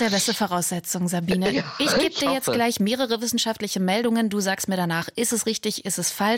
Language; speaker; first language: German; native; German